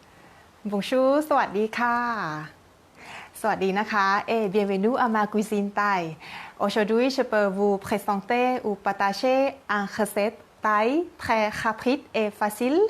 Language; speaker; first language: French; non-native, learner; Thai